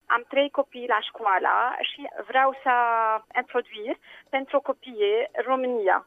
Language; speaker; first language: Romanian; non-native, learner; Arabic